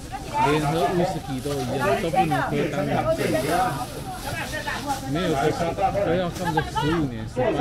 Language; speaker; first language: Chinese; native; Chinese